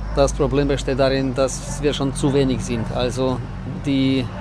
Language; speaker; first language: German; native; German